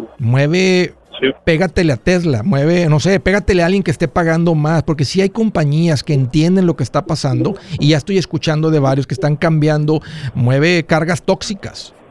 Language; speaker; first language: Spanish; early bilingual, heritage; Spanish